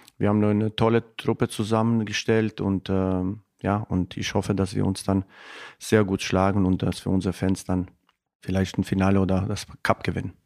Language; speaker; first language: German; non-native, fluent; Albanian